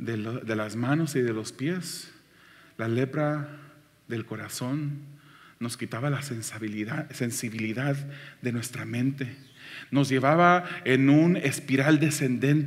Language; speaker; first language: Spanish; native; Spanish